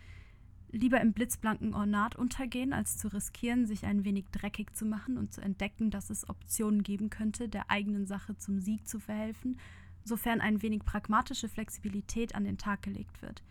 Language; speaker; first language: German; native; German